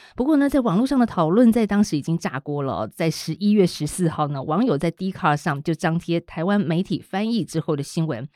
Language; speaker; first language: Chinese; native; Chinese